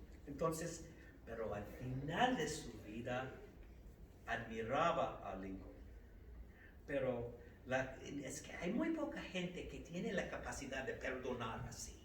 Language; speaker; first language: Spanish; non-native, fluent; English